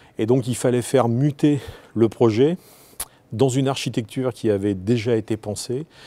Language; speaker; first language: French; native; French